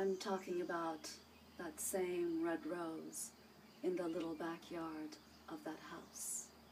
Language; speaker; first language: English; early bilingual, other home language; Persian